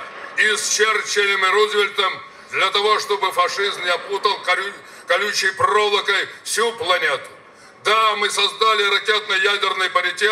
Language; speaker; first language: Russian; native; Russian